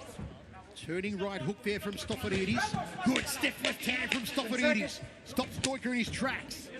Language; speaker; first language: English; native; English